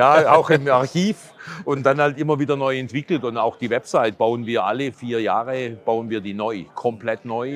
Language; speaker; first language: German; native; German